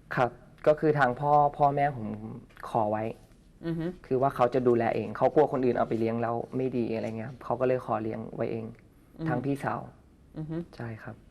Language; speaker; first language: Thai; native; Thai